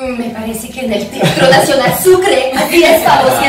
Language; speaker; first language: Spanish; non-native, fluent; French